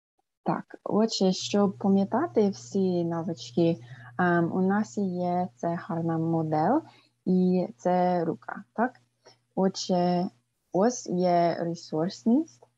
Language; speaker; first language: Ukrainian; non-native, fluent; English